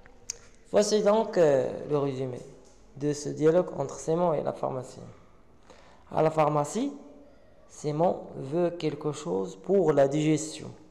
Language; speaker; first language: French; non-native, local second language; Arabic